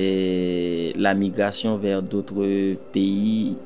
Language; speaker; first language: French; non-native, local second language; Haitian Creole